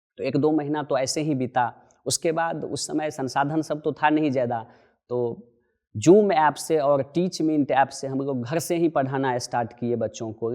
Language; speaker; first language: Hindi; non-native, local second language; Maithili